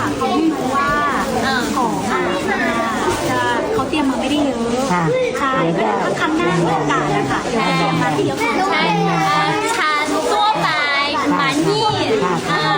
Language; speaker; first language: Thai; native; Thai